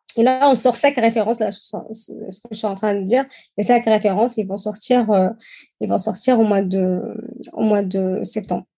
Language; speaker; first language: French; non-native, fluent; Arabic